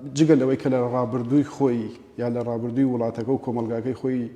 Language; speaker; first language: Central Kurdish; native; Central Kurdish